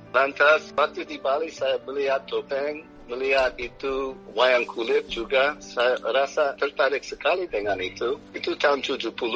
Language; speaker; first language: Indonesian; non-native, fluent; English